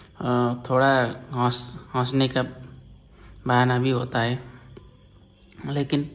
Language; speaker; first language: Hindi; non-native, learner; Nepali